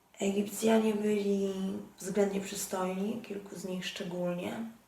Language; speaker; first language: Polish; native; Polish